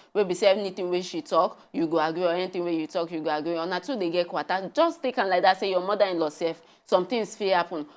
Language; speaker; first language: Nigerian Pidgin; native; Nigerian Pidgin